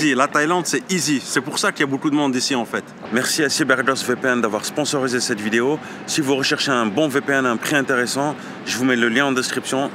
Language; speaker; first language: French; native; French